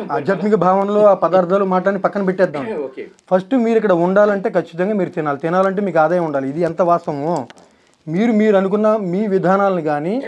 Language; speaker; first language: Telugu; native; Telugu